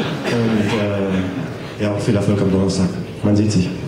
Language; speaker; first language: German; native; German